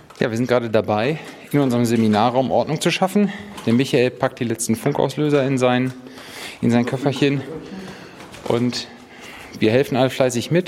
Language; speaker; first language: German; native; German